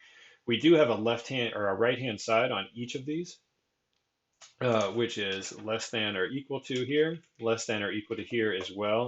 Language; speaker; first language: English; native; English